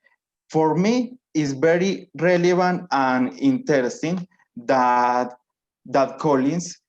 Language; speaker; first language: English; non-native, learner; Spanish